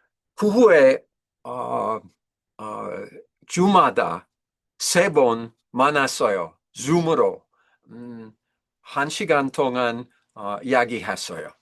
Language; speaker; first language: Korean; non-native, learner; English